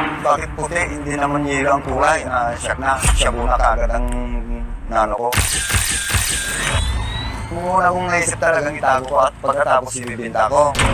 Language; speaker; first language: Filipino; non-native, local second language; Iloko